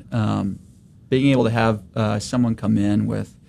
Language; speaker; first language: English; native; English